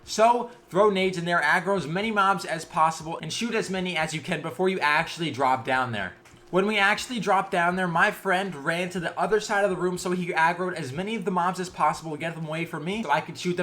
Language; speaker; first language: English; native; English